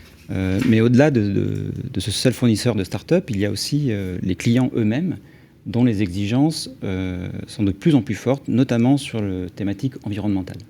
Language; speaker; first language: French; native; French